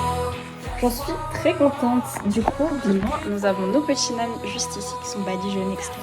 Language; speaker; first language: French; native; French